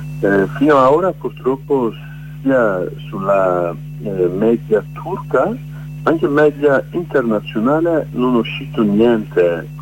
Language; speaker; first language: Italian; non-native, learner; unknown